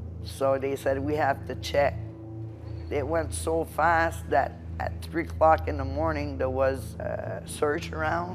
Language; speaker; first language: English; non-native, local second language; French